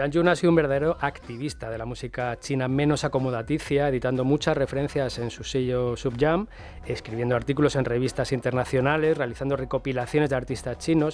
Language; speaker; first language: Spanish; native; Spanish